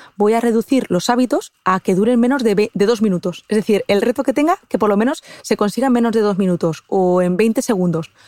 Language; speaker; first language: Spanish; native; Spanish